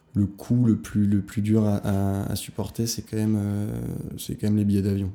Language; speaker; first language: French; native; French